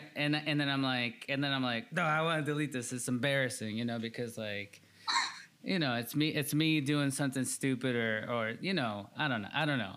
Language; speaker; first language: English; early bilingual, other home language; Spanish